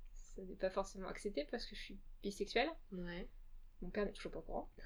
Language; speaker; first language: French; early bilingual, other home language; Portuguese